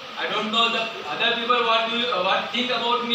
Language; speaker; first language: English; non-native, local second language; Marathi